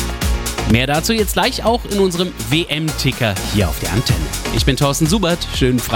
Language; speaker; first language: German; native; German